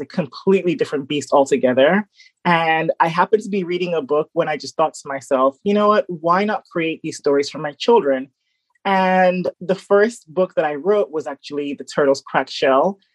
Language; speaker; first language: English; native; English